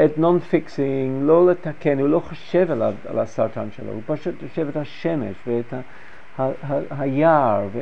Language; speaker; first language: Hebrew; non-native, fluent; English